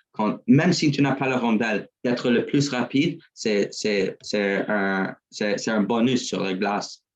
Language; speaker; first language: French; non-native, learner; English